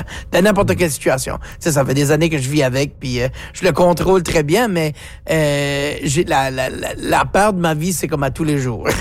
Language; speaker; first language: French; native; French